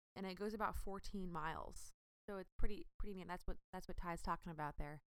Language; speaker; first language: English; native; English